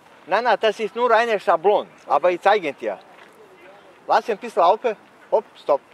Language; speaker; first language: German; non-native, learner; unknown